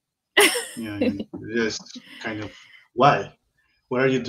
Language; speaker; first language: English; non-native, learner; Spanish